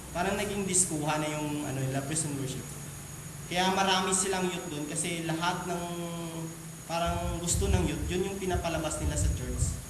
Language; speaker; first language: Filipino; non-native, local second language; Cebuano